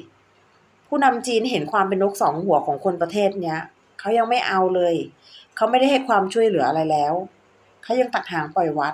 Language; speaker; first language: Thai; native; Thai